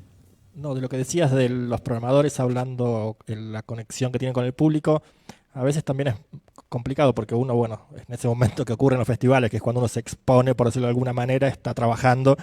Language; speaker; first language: Spanish; native; Spanish